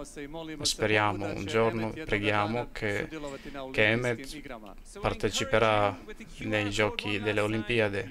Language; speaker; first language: Italian; non-native, fluent; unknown